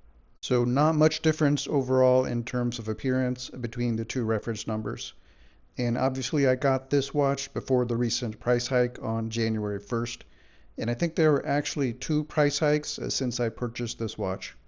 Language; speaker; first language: English; native; English